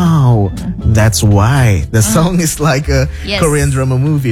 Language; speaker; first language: English; non-native, fluent; Indonesian